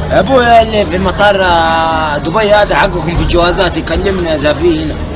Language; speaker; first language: Arabic; native; Arabic